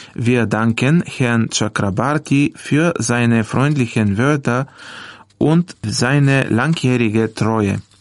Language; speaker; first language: German; non-native, fluent; Bulgarian